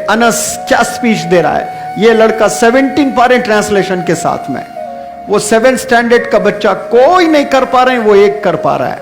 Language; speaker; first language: Urdu; native; Urdu